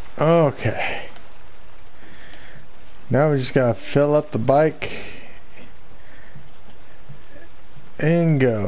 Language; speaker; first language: English; native; English